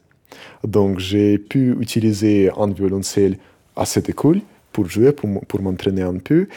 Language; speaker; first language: French; non-native, fluent; Russian